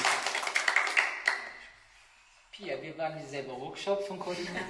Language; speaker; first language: German; non-native, fluent; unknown